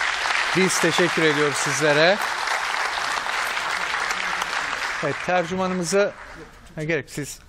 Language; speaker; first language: Turkish; native; Turkish